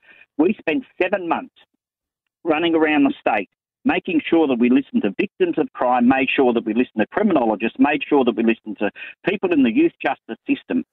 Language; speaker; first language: English; native; English